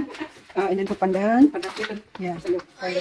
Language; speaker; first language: English; non-native, local second language; Filipino